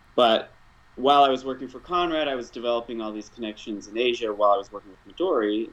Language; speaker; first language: English; native; English